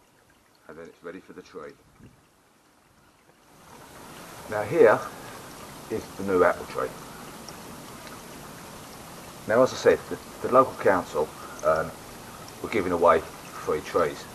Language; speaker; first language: English; native; English